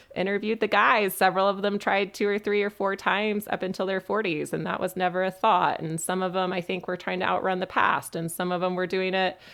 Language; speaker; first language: English; native; English